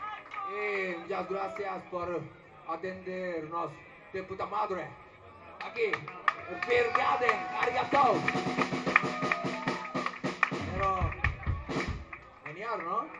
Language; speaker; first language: Spanish; non-native, learner; Japanese